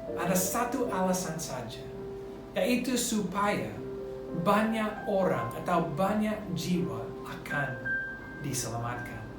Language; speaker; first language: Indonesian; non-native, fluent; English